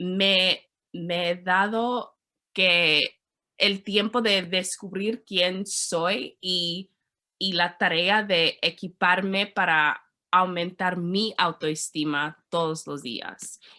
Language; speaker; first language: Spanish; non-native, learner; English